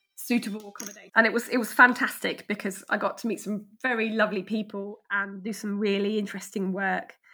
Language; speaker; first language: English; native; English